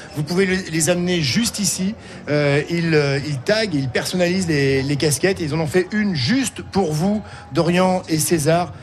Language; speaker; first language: French; native; French